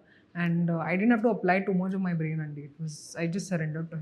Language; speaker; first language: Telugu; non-native, fluent; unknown